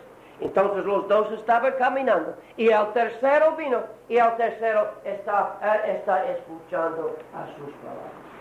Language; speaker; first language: Spanish; non-native, learner; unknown